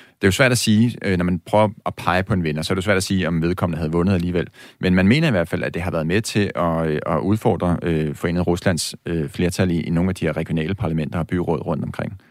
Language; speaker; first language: Danish; native; Danish